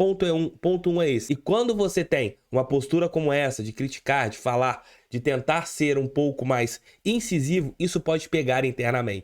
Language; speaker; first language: Portuguese; native; Portuguese